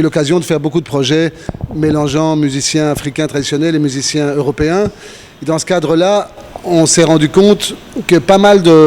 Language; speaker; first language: French; native; French